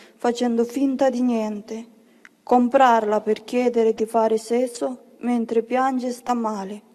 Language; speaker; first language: Italian; non-native, fluent; Bulgarian